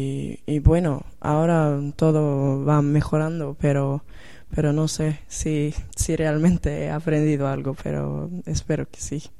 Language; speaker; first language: Spanish; non-native, learner; Swedish